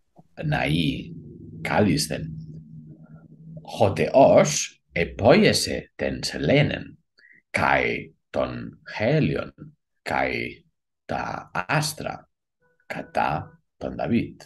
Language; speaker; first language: Greek; non-native, learner; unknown